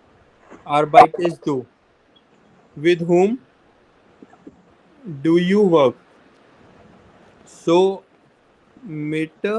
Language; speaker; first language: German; non-native, fluent; Hindi